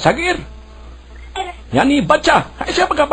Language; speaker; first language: Arabic; non-native, learner; Urdu